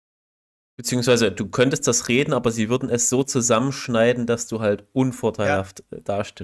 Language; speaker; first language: German; native; German